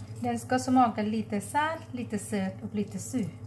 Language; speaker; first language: Swedish; non-native, learner; Thai